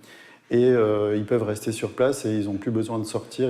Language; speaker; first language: French; native; French